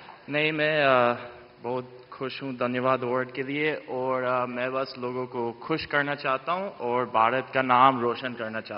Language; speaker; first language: Hindi; non-native, fluent; English